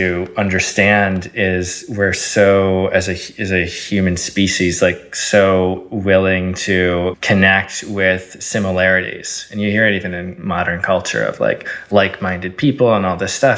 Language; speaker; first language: English; early bilingual, other home language; Arabic